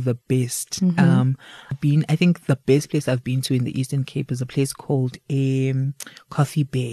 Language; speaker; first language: English; non-native, local second language; Zulu